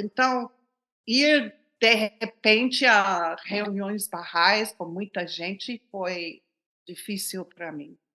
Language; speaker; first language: Portuguese; non-native, fluent; English